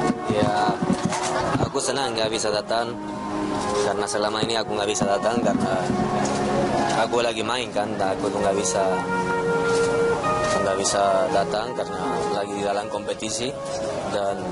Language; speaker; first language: Indonesian; non-native, fluent; Spanish